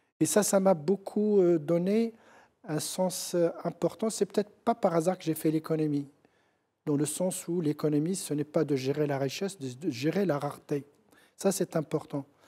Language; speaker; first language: French; non-native, local second language; Central Atlas Tamazight